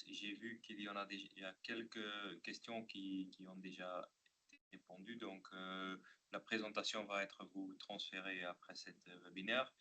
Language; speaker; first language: French; non-native, local second language; Dutch